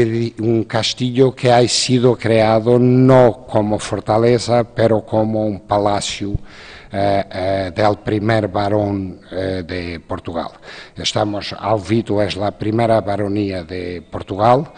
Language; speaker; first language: Spanish; non-native, fluent; Portuguese